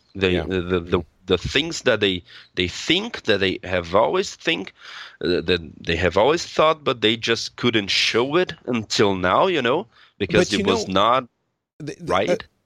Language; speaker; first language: English; non-native, fluent; Portuguese